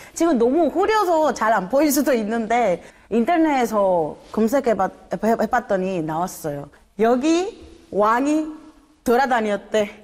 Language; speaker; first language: Korean; non-native, fluent; Spanish